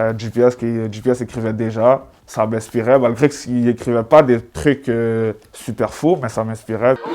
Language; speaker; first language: French; native; French